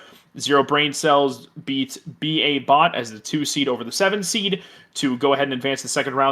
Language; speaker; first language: English; native; English